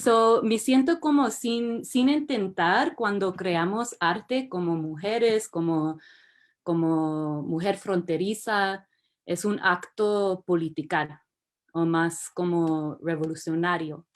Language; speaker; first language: Spanish; early bilingual, heritage; English